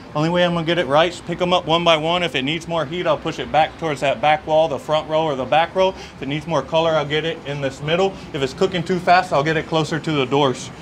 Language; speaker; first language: English; native; English